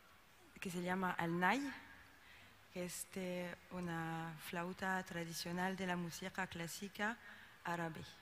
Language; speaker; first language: Spanish; non-native, learner; French